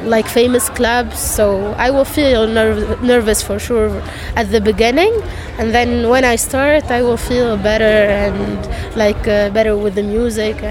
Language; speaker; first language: English; non-native, fluent; Arabic